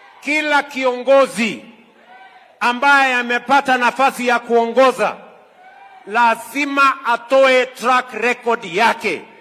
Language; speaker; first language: Swahili; native; Swahili